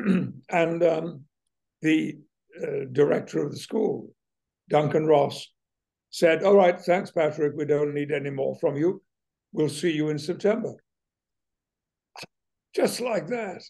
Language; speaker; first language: English; native; English